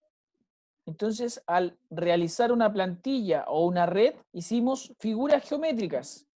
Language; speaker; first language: Spanish; native; Spanish